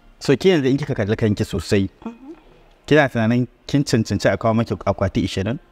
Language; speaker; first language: Hausa; non-native, local second language; Yoruba